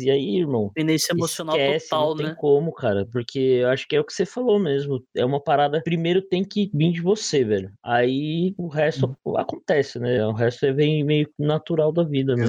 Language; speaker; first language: Portuguese; native; Portuguese